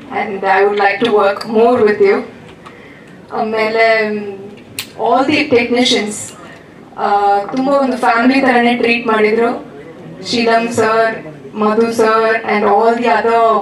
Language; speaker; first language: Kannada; non-native, learner; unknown